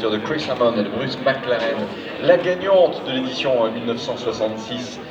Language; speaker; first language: French; native; French